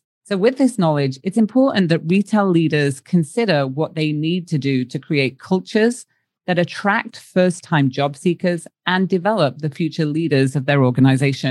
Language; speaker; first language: English; native; English